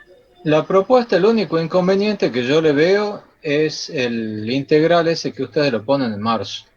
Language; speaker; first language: Spanish; native; Spanish